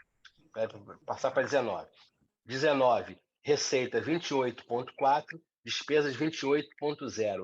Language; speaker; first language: Portuguese; native; Portuguese